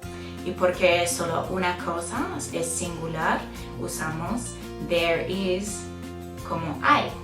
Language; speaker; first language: Spanish; non-native, fluent; English